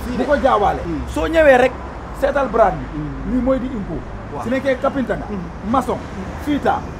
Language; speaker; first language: Wolof; non-native, local second language; Fula